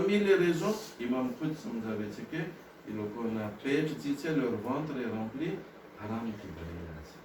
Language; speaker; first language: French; non-native, local second language; Gujarati